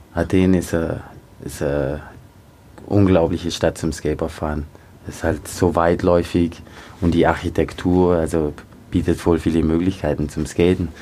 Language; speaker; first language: German; early bilingual, other home language; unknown